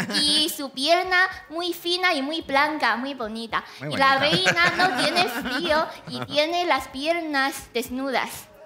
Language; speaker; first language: Spanish; non-native, fluent; Chinese